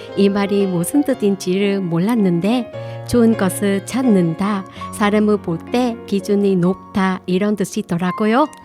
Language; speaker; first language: Korean; non-native, fluent; Vietnamese